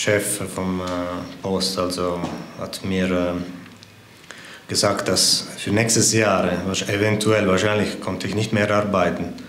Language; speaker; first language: German; non-native, fluent; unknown